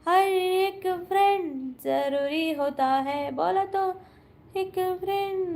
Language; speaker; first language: Hindi; non-native, local second language; Marathi